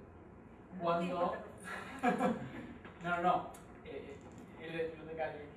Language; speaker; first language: Spanish; native; Spanish